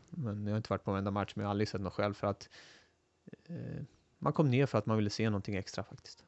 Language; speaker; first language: Swedish; early bilingual, other home language; Turoyo